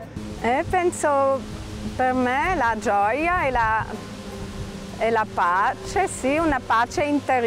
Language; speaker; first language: Italian; non-native, local second language; German